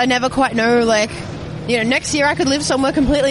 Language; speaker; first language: English; native; English